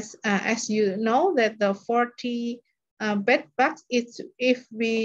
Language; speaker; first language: English; non-native, learner; Indonesian